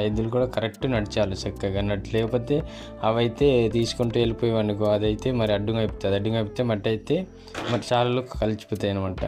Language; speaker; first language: Telugu; non-native, local second language; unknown